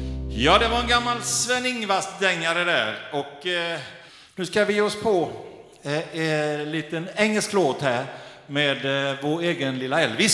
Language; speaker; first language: Swedish; native; Swedish